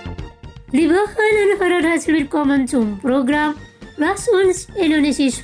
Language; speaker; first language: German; non-native, fluent; Indonesian